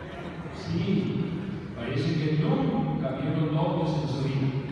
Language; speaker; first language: Spanish; native; Spanish